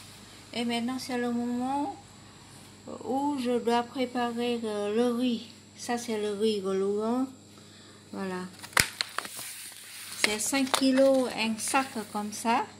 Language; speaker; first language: French; non-native, learner; Vietnamese